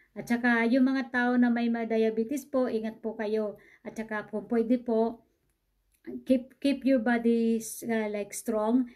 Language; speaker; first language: Filipino; non-native, local second language; Cebuano